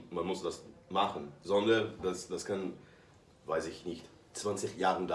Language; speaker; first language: German; non-native, fluent; Portuguese